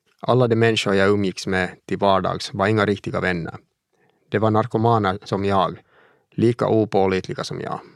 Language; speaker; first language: Swedish; native; Swedish